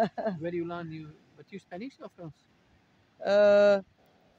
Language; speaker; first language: English; non-native, learner; Spanish